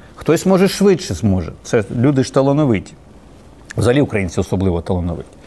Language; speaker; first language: Ukrainian; native; Ukrainian